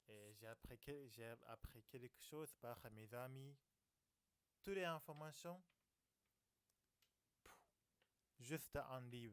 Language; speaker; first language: French; non-native, learner; Japanese